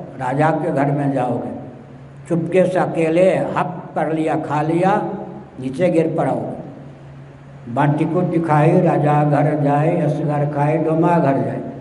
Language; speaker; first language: Hindi; non-native, local second language; Maithili